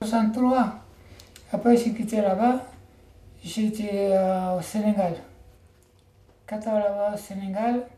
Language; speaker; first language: French; non-native, learner; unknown